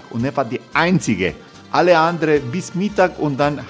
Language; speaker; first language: German; non-native, learner; Croatian